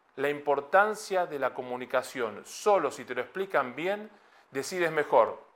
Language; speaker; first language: Spanish; native; Spanish